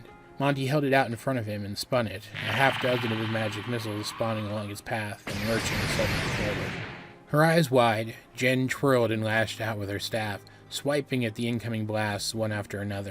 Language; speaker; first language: English; native; English